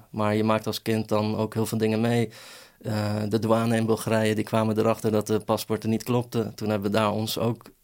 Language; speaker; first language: Dutch; early bilingual, other home language; Persian